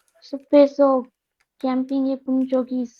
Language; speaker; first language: Korean; non-native, learner; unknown